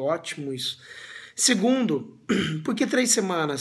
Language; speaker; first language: Portuguese; native; Portuguese